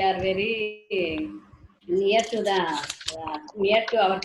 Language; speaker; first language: English; non-native, learner; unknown